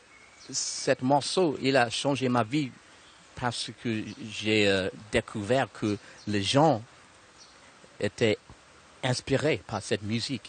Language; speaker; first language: French; non-native, learner; English